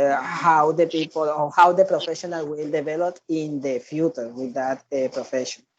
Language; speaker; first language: English; non-native, learner; Spanish